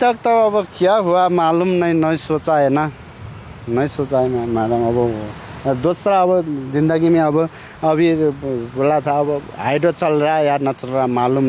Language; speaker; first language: Hindi; non-native, learner; Nepali